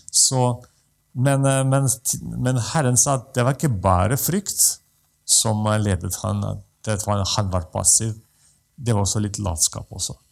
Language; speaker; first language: Norwegian; non-native, fluent; Russian